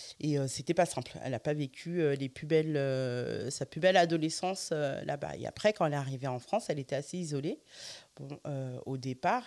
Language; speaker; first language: French; early bilingual, other home language; Fula